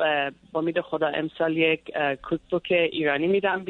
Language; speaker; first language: Persian; early bilingual, heritage; Persian